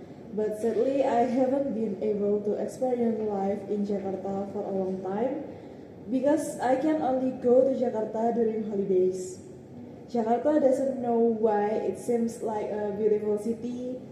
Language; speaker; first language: English; non-native, learner; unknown